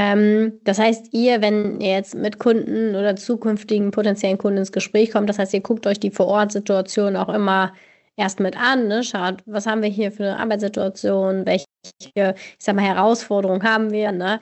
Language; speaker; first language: German; native; German